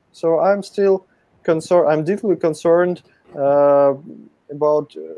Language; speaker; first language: English; non-native, fluent; Russian